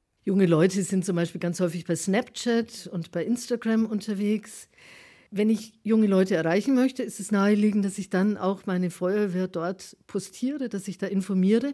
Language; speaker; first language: German; native; German